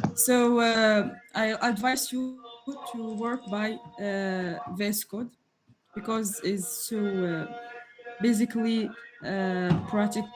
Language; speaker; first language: English; non-native, learner; French